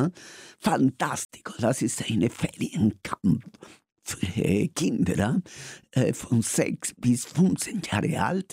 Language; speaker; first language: German; non-native, fluent; Spanish